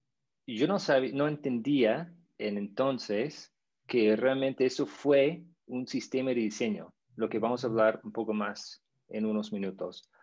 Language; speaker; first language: Spanish; non-native, fluent; English